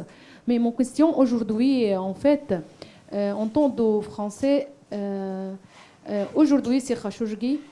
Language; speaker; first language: French; non-native, fluent; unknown